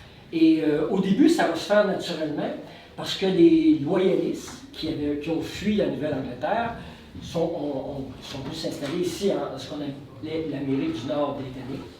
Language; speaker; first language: French; native; French